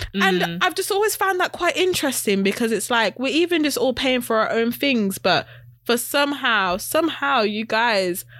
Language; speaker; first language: English; native; English